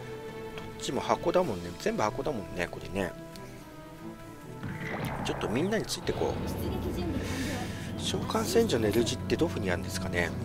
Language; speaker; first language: Japanese; native; Japanese